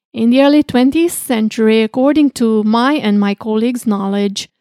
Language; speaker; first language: English; non-native, fluent; Romanian